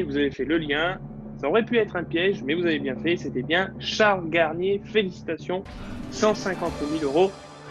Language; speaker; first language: French; native; French